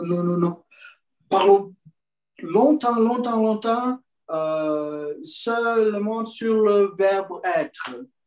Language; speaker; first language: French; non-native, learner; Portuguese